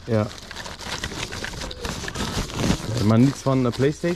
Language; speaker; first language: Dutch; non-native, learner; German